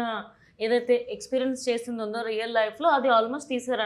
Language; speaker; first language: Telugu; native; Telugu